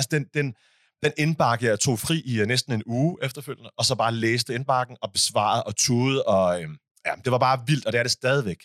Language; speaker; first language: Danish; early bilingual, other home language; Arabic